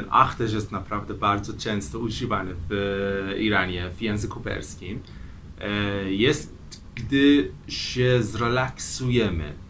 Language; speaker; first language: Polish; non-native, fluent; Persian